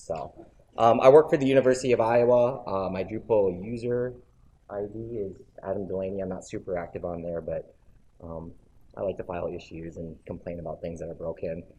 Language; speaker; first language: English; native; English